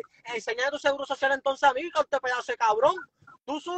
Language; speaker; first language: Spanish; native; Spanish